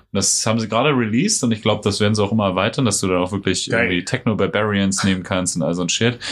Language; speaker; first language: German; native; German